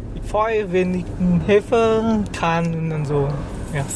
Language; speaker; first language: German; non-native, fluent; Vietnamese